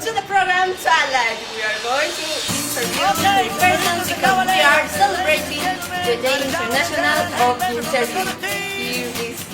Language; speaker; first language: English; non-native, learner; Spanish